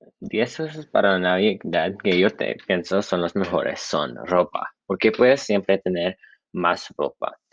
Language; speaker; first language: Spanish; non-native, learner; English